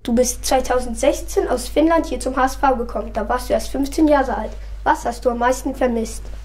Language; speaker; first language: German; native; German